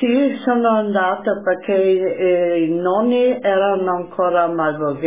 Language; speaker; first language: Italian; non-native, local second language; German